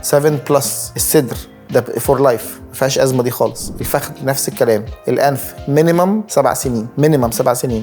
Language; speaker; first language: Arabic; native; Arabic